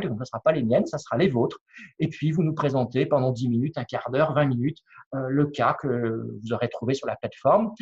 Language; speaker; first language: French; native; French